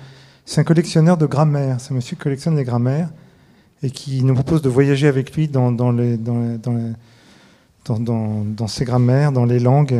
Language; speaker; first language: French; native; French